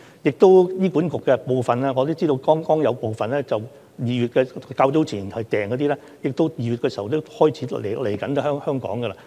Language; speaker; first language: Chinese; non-native, local second language; Cantonese